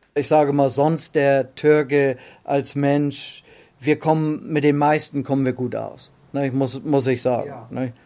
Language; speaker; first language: German; native; German